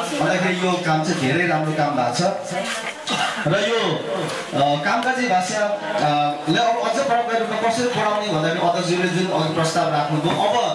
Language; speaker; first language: Nepali; non-native, local second language; Limbu